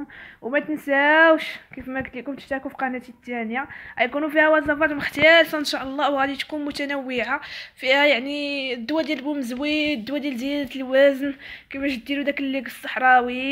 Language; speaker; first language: Arabic; native; Arabic